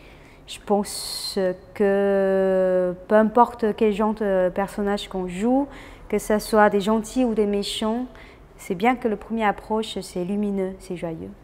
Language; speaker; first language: French; non-native, fluent; Chinese